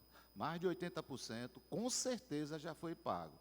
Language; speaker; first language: Portuguese; native; Portuguese